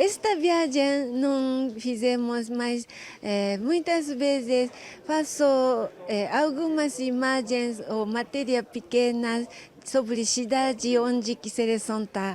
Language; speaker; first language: Portuguese; non-native, learner; Japanese